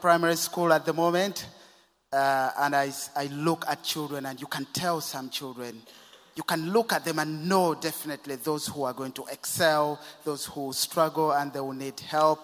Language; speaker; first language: English; non-native, local second language; Ganda